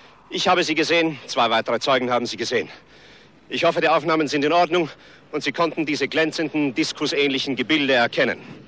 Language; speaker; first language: German; native; German